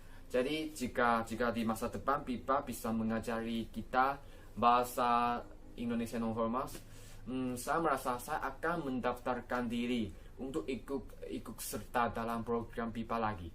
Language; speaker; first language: Indonesian; non-native, fluent; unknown